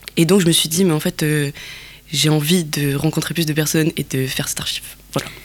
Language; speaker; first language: French; non-native, local second language; Kabyle